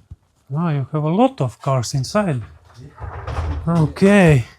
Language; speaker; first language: English; non-native, learner; Latvian